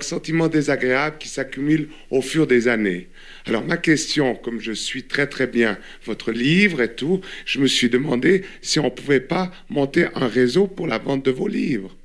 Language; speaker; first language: French; native; French